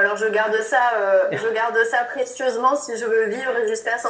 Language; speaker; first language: French; native; French